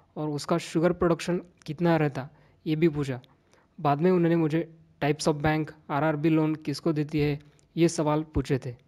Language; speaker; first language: Hindi; non-native, local second language; Marathi